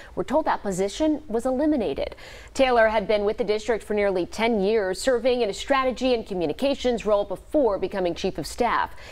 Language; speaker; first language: English; native; English